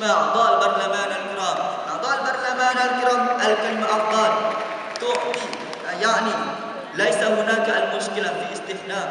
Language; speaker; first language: Arabic; non-native, learner; Malay